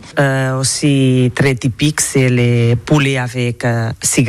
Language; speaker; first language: French; non-native, learner; Catalan